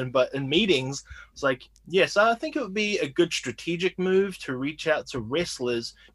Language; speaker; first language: English; native; English